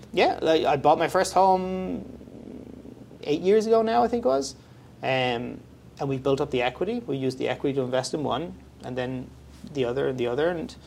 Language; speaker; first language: English; native; English